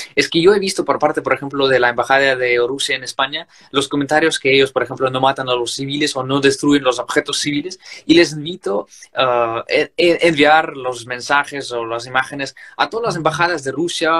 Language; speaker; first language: Spanish; non-native, fluent; Russian